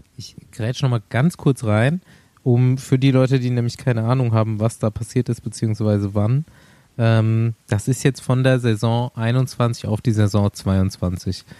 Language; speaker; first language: German; native; German